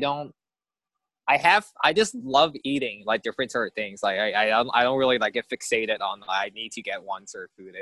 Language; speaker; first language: English; non-native, local second language; Cantonese